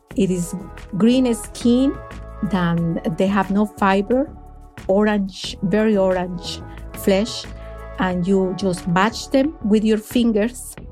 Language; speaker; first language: English; non-native, fluent; Spanish